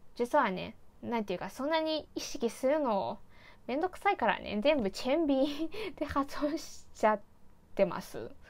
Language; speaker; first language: Japanese; non-native, fluent; Chinese